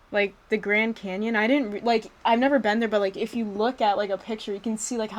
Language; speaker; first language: English; native; English